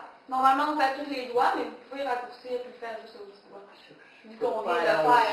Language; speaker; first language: French; native; French